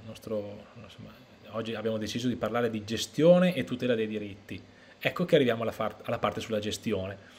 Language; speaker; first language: Italian; native; Italian